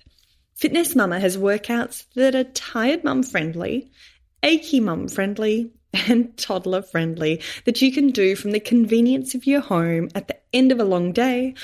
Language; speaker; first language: English; native; English